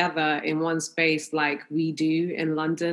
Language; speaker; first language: English; native; English